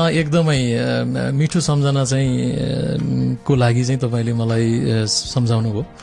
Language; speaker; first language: Nepali; non-native, local second language; Gurung